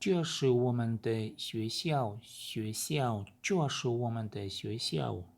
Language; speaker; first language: Chinese; non-native, learner; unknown